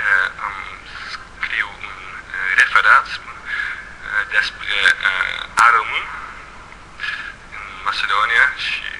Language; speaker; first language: Romanian; non-native, learner; Dutch